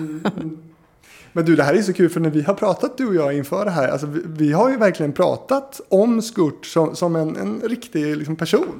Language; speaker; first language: Swedish; native; Swedish